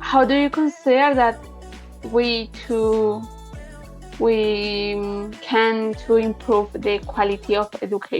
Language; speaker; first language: English; non-native, learner; Spanish